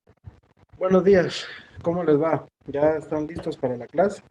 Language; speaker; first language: Spanish; native; Spanish